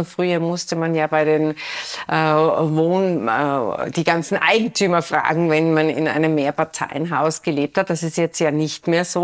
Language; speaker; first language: German; native; German